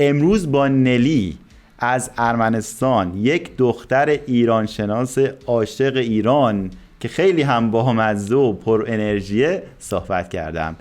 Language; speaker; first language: Persian; native; Persian